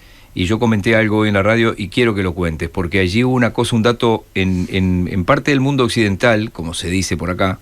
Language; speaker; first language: Spanish; native; Spanish